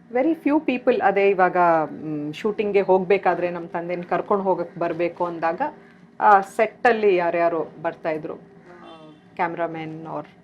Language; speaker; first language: Kannada; non-native, local second language; Kodava